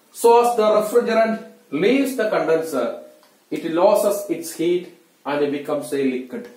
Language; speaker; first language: English; non-native, local second language; Malayalam